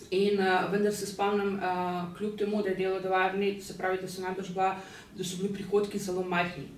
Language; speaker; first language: Slovenian; early bilingual, other home language; Bosnian